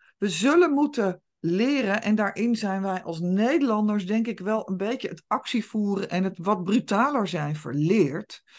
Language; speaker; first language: Dutch; native; Dutch